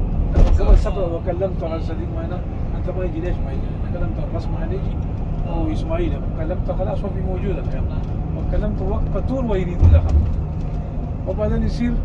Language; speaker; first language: Arabic; non-native, learner; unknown